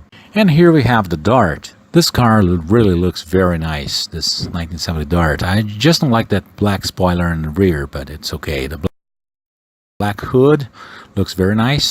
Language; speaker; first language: English; non-native, fluent; Portuguese